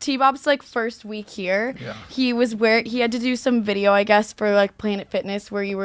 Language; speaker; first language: English; native; English